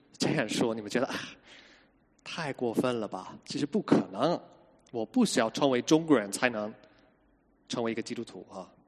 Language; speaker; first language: Chinese; non-native, fluent; English